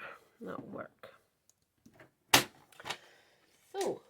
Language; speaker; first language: English; native; English